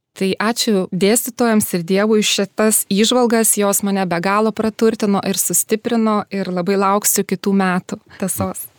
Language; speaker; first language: Lithuanian; native; Lithuanian